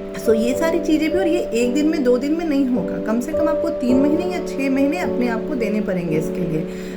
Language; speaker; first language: Hindi; native; Hindi